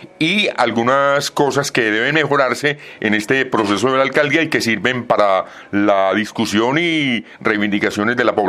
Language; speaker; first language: Spanish; native; Spanish